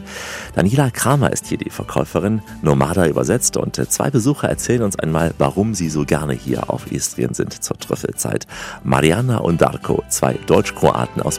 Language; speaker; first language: German; native; German